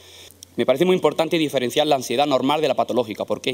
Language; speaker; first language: Spanish; native; Spanish